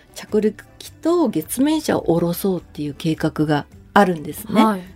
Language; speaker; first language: Japanese; native; Japanese